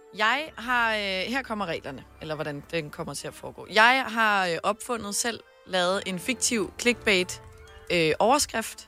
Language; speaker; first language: Danish; native; Danish